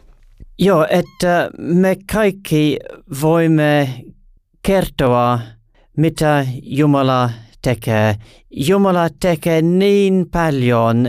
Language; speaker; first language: Finnish; non-native, learner; English